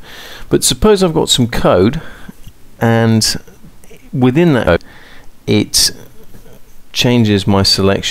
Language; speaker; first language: English; native; English